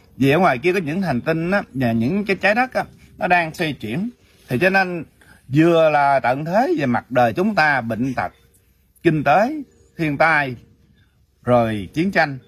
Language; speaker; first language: Vietnamese; early bilingual, heritage; Vietnamese